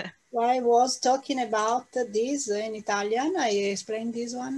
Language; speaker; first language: English; non-native, fluent; Italian